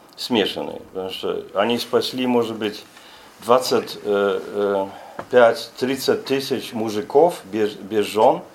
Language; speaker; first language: Russian; non-native, fluent; German